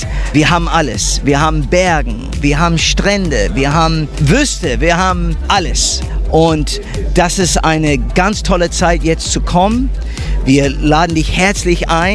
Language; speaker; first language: German; early bilingual, heritage; English